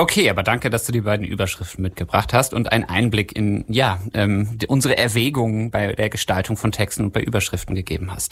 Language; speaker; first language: German; native; German